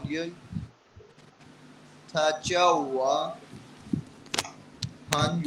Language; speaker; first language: Chinese; non-native, learner; Urdu